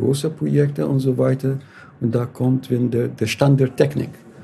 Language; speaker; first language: German; non-native, fluent; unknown